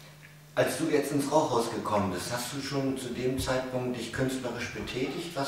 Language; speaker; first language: German; native; German